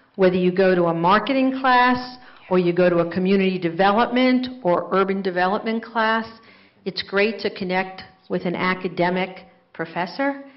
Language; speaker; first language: English; native; English